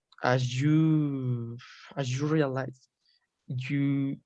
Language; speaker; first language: English; non-native, learner; Spanish